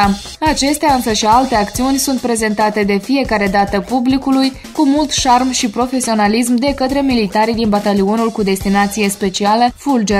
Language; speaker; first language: Romanian; native; Romanian